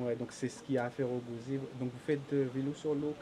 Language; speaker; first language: French; native; French